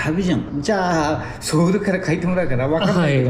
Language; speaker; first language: Japanese; native; Japanese